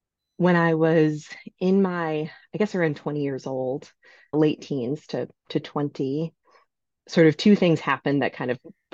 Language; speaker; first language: English; native; English